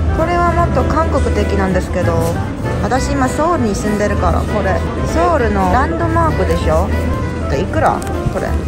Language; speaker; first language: Japanese; non-native, fluent; Korean